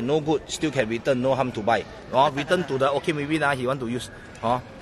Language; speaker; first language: English; non-native, local second language; Chinese